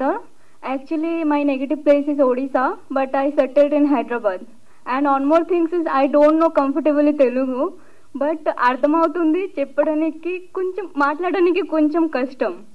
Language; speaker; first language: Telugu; non-native, learner; Odia